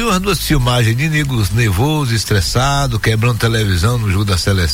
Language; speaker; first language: Portuguese; native; Portuguese